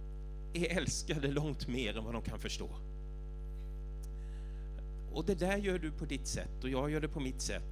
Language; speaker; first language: Swedish; native; Swedish